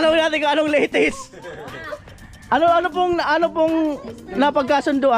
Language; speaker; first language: Filipino; native; Filipino